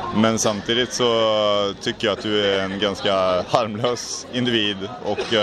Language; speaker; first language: Swedish; native; Swedish